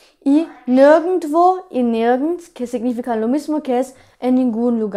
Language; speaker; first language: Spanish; non-native, fluent; German